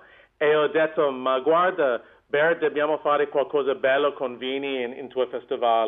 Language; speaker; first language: Italian; non-native, learner; English